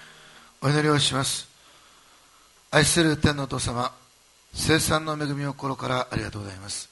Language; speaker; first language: Japanese; native; Japanese